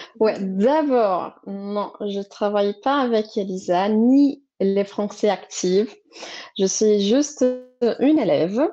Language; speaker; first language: French; non-native, fluent; Portuguese